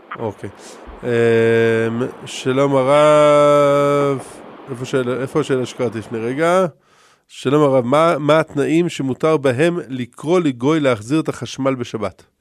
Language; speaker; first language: Hebrew; native; Hebrew